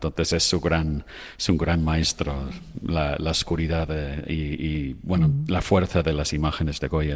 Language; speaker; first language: Spanish; non-native, fluent; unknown